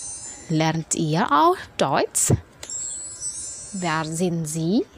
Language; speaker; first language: German; non-native, fluent; Indonesian